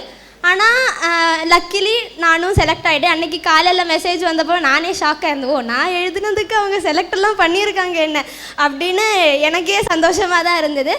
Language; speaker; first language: Tamil; non-native, local second language; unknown